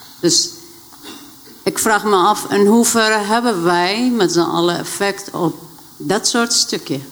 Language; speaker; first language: Dutch; non-native, fluent; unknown